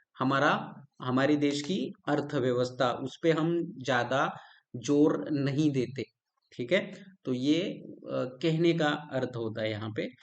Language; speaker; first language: Hindi; non-native, local second language; Marathi